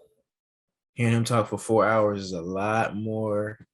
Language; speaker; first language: English; native; English